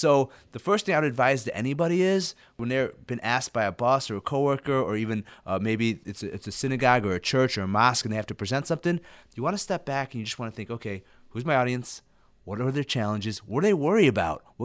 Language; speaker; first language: English; early bilingual, other home language; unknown